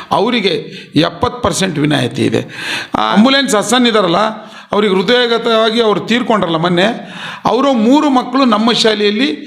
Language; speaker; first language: Kannada; non-native, local second language; Urdu